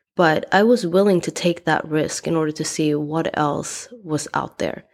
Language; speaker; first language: English; non-native, fluent; Swedish